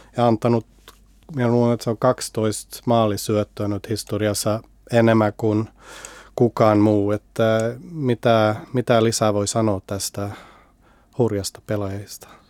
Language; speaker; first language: Finnish; early bilingual, heritage; Finnish